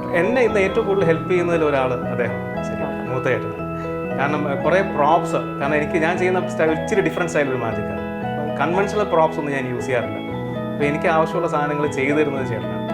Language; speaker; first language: Malayalam; non-native, local second language; Tamil